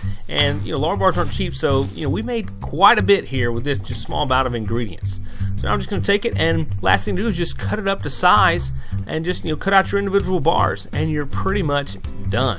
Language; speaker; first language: English; native; English